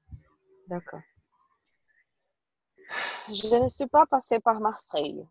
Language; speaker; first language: French; non-native, learner; Portuguese